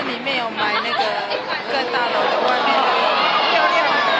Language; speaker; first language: Chinese; native; Chinese